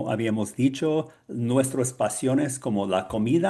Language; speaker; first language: Spanish; non-native, learner; English